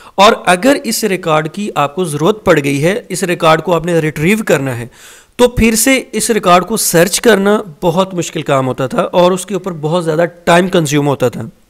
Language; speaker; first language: Hindi; native; Hindi